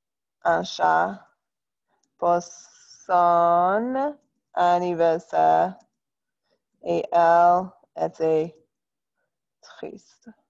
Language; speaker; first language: French; non-native, fluent; English